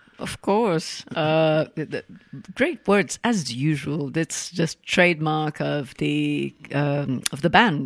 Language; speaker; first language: English; non-native, fluent; Portuguese